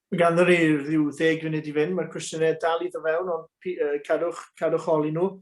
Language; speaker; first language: Welsh; native; Welsh